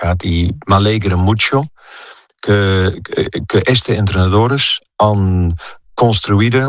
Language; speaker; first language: Spanish; non-native, fluent; Dutch